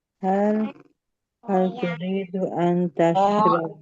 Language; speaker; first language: Arabic; non-native, learner; Indonesian